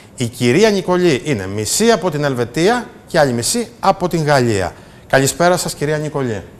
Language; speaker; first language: Greek; native; Greek